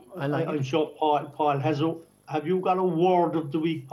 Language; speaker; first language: English; native; English